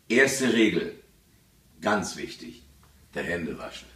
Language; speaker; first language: German; early bilingual, other home language; Italian